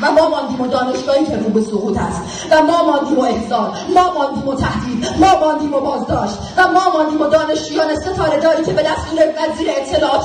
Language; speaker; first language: Persian; non-native, local second language; Kurdish